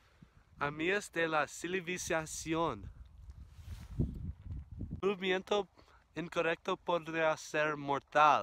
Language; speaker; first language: Spanish; non-native, learner; English